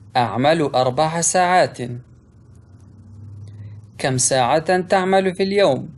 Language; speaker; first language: Arabic; non-native, local second language; Pashto